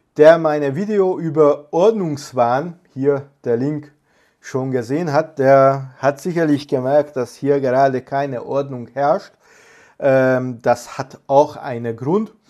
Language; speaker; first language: German; non-native, fluent; Hungarian